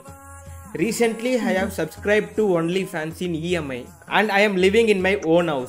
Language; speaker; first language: English; non-native, learner; Tamil